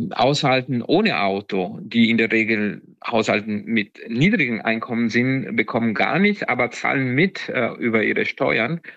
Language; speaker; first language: German; non-native, fluent; Italian